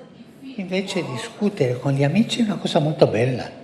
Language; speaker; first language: Italian; non-native, fluent; Spanish